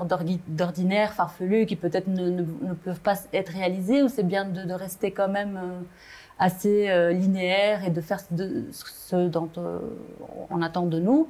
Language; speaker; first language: French; non-native, local second language; Arabic